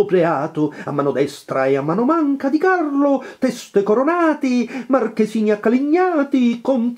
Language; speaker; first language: Italian; native; Italian